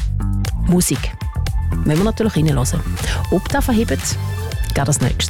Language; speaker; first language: German; native; German